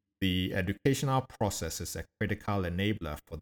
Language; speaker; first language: English; non-native, local second language; Akan